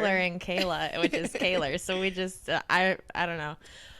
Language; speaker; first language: English; native; English